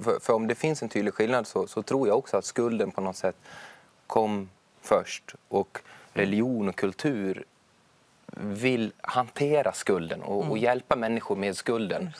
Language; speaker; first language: Swedish; native; Swedish